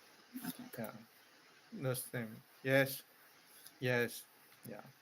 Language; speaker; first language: English; non-native, learner; Chinese